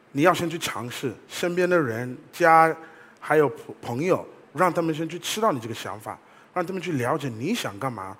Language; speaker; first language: Chinese; non-native, fluent; English